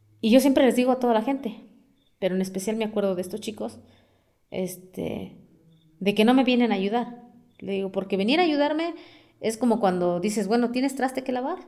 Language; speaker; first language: Spanish; non-native, local second language; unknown